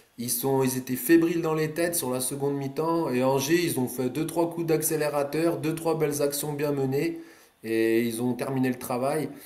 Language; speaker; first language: French; native; French